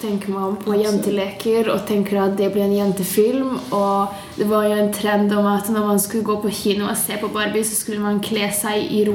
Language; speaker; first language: Norwegian; non-native, fluent; Hungarian